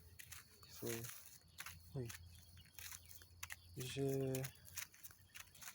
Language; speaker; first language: French; non-native, learner; Portuguese